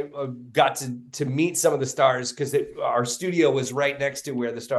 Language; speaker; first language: English; native; English